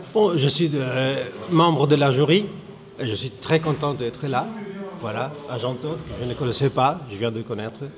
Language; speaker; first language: French; non-native, fluent; Spanish